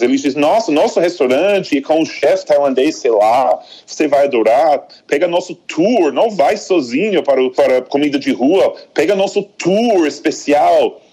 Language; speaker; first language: Portuguese; non-native, fluent; English